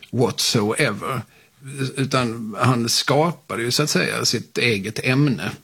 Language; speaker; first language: Swedish; native; Swedish